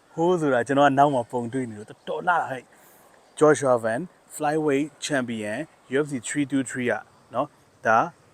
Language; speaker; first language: Burmese; native; Burmese